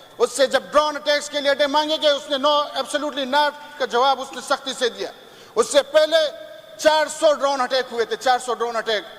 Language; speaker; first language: Urdu; non-native, local second language; Pashto